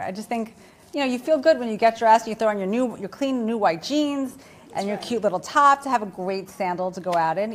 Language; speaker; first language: English; native; English